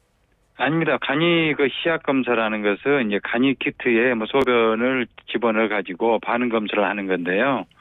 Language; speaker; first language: Korean; native; Korean